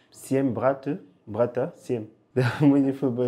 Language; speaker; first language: Russian; non-native, learner; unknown